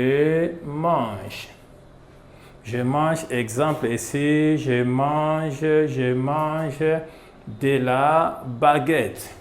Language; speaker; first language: French; non-native, fluent; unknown